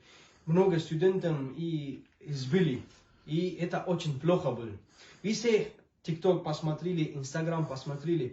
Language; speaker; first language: Russian; non-native, learner; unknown